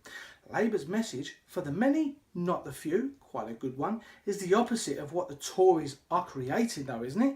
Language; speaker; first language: English; native; English